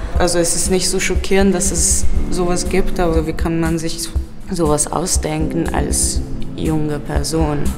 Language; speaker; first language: German; non-native, fluent; Macedonian